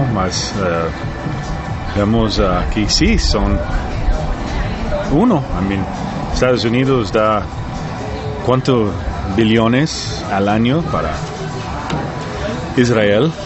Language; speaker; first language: Spanish; non-native, learner; English